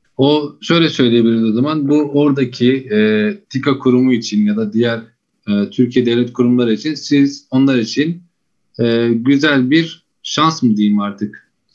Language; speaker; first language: Turkish; native; Turkish